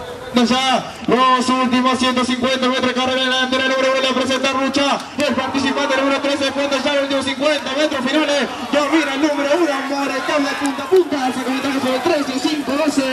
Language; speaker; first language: Spanish; native; Spanish